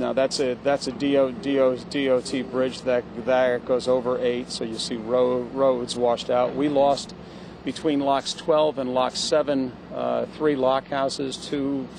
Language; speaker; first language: English; native; English